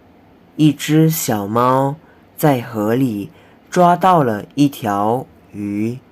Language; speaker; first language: Chinese; non-native, fluent; Indonesian